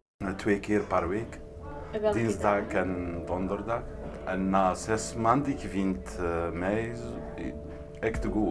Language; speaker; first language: Dutch; non-native, learner; Arabic